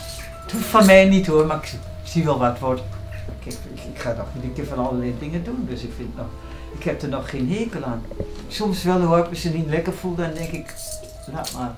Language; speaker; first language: Dutch; native; Dutch